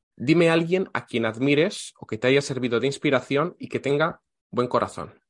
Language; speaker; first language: Spanish; native; Spanish